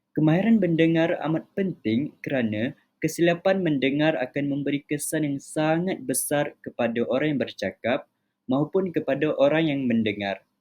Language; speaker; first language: Malay; native; Malay